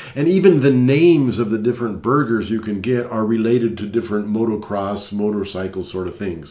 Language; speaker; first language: English; native; English